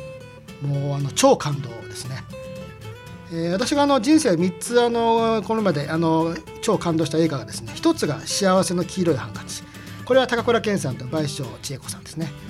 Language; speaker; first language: Japanese; native; Japanese